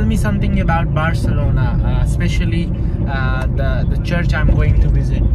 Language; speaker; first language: English; non-native, fluent; Urdu